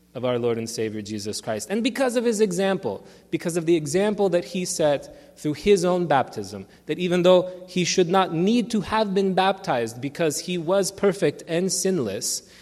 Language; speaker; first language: English; early bilingual, other home language; Armenian